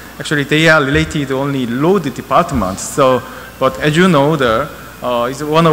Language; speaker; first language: English; non-native, learner; Korean